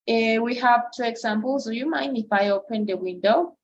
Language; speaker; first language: English; non-native, fluent; Spanish